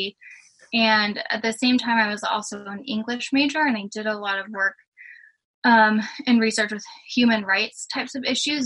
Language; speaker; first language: English; native; English